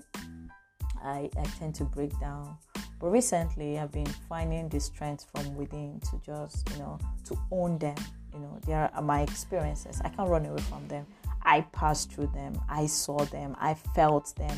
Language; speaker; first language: English; non-native, local second language; Igbo